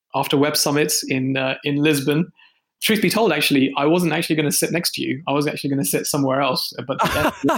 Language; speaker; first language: English; early bilingual, other home language; Hindi